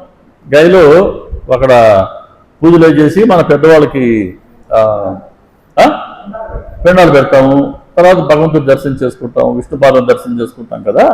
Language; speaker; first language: Telugu; native; Telugu